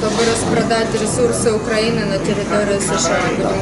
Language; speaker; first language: Russian; native; Russian